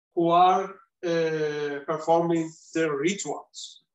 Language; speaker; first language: English; non-native, fluent; Spanish